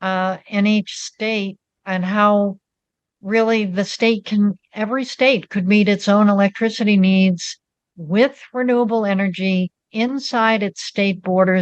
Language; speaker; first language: English; native; English